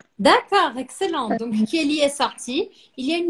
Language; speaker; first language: French; non-native, fluent; Portuguese